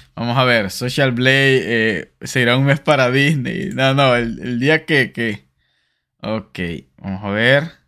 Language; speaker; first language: Spanish; native; Spanish